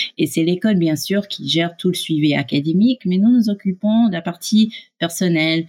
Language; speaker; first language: French; early bilingual, heritage; English